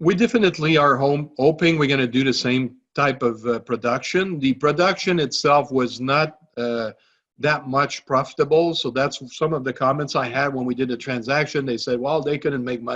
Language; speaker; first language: English; non-native, local second language; French